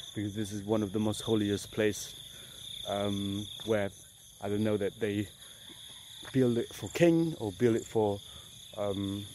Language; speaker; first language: English; non-native, fluent; Khmer